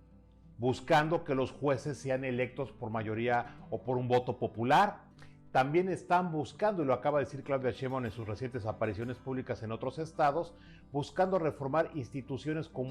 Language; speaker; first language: Spanish; native; Spanish